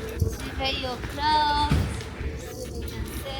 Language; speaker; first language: French; non-native, learner; Spanish